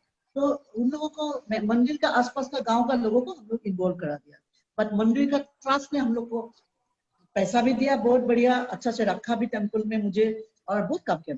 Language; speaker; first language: Hindi; non-native, local second language; Assamese